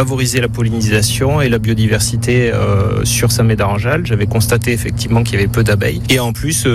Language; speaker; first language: French; native; French